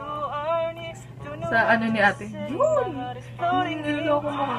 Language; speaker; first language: Filipino; native; Filipino